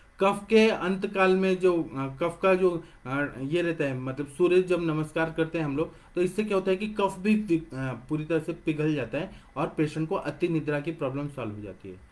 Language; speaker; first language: Hindi; non-native, local second language; Marathi